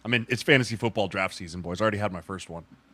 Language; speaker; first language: English; native; English